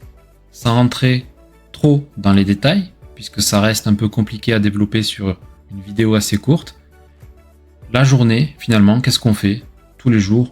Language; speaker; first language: French; native; French